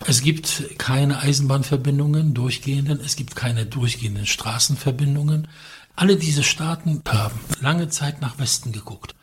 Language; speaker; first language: German; non-native, fluent; Polish